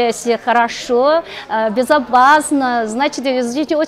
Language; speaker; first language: Russian; non-native, fluent; Chinese